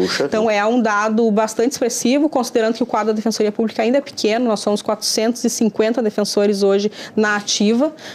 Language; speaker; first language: Portuguese; native; Portuguese